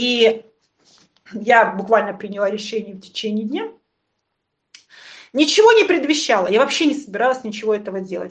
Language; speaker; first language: Russian; native; Russian